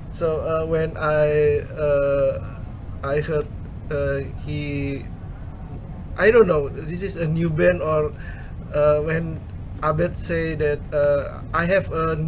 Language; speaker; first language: English; non-native, learner; Indonesian